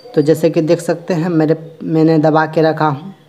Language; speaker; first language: Hindi; native; Hindi